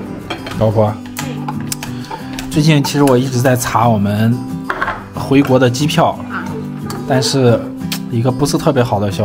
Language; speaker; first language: Chinese; non-native, fluent; English